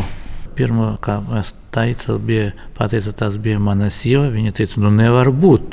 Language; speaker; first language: Latvian; non-native, local second language; Russian